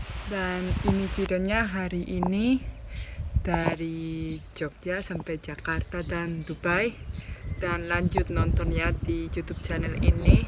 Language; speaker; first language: Indonesian; non-native, fluent; Spanish